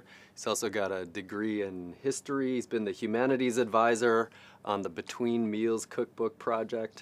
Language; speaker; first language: English; native; English